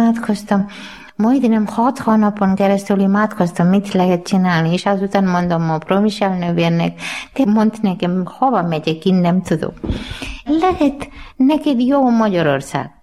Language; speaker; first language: Hungarian; non-native, learner; Malayalam